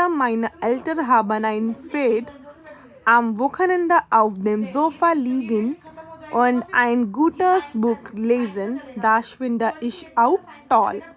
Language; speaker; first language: German; non-native, learner; Hindi